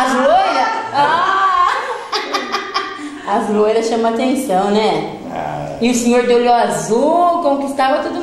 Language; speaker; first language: Portuguese; native; Portuguese